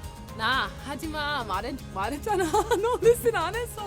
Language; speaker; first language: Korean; non-native, learner; English